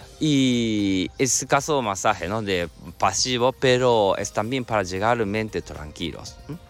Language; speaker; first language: Spanish; non-native, learner; Japanese